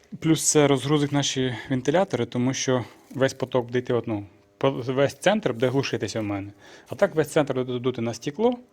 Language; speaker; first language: Ukrainian; native; Ukrainian